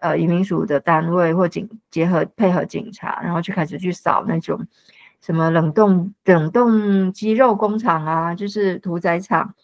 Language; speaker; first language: Chinese; non-native, fluent; Cantonese